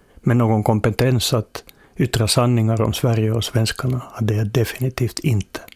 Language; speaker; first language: Swedish; native; Swedish